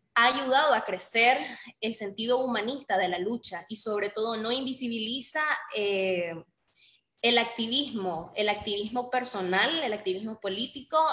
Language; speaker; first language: Spanish; native; Spanish